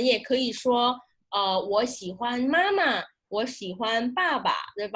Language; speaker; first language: Chinese; non-native, fluent; Indonesian